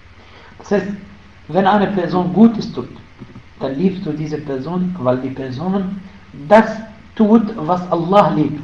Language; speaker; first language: German; non-native, fluent; Arabic